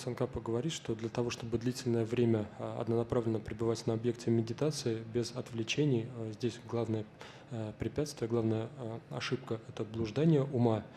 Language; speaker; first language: Russian; native; Russian